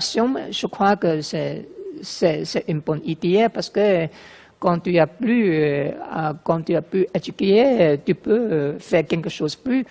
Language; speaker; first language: French; non-native, learner; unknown